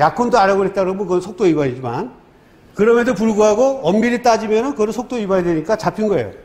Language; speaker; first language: Korean; native; Korean